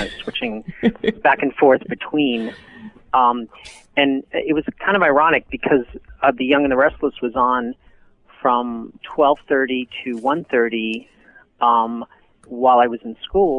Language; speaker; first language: English; native; English